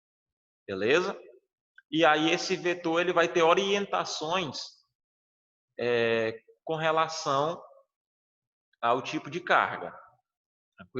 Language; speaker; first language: Portuguese; native; Portuguese